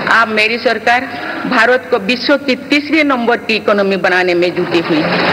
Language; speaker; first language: Hindi; non-native, local second language; Santali